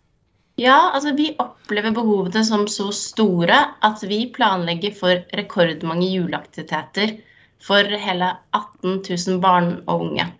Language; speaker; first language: Norwegian; native; Norwegian